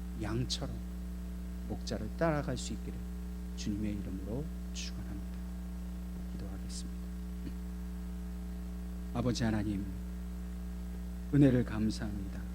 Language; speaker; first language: Korean; native; Korean